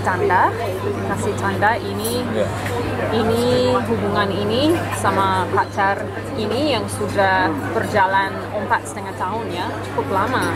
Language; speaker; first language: Indonesian; non-native, fluent; English